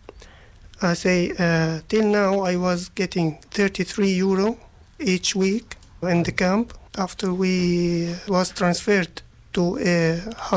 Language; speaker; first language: English; non-native, fluent; Arabic